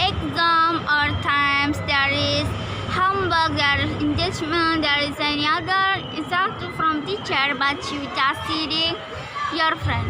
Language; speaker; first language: English; non-native, learner; Indonesian